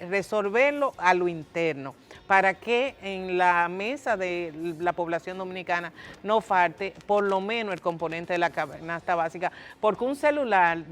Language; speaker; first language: Spanish; native; Spanish